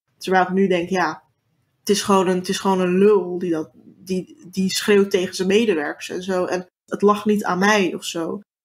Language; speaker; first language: Dutch; early bilingual, other home language; Turkish